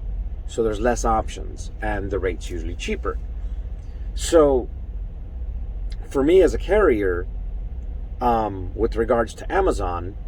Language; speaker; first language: English; native; English